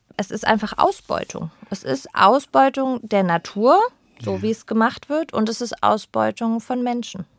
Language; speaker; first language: German; native; German